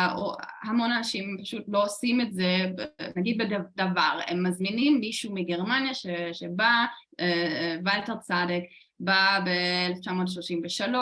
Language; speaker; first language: Hebrew; non-native, fluent; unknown